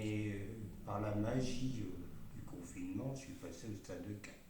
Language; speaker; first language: French; native; French